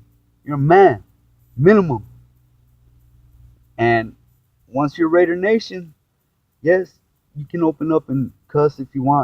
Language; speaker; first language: English; native; English